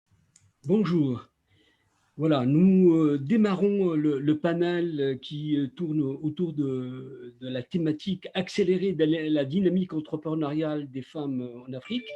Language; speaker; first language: French; native; French